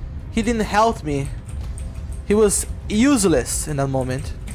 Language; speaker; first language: English; non-native, fluent; Portuguese